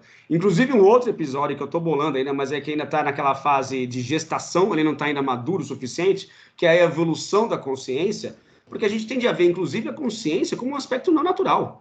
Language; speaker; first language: Portuguese; native; Portuguese